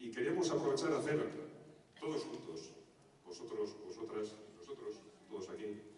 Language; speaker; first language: Spanish; non-native, local second language; Basque